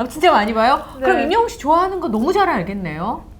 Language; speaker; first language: Korean; native; Korean